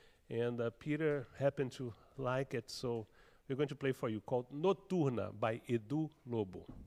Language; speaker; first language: English; non-native, fluent; Portuguese